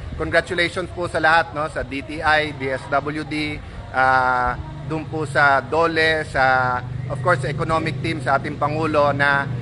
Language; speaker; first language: Filipino; native; Filipino